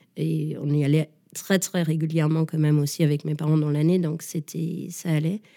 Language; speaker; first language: French; early bilingual, other home language; Danish